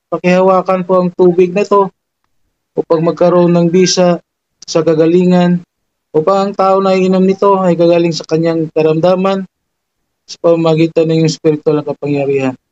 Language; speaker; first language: Filipino; non-native, local second language; Cebuano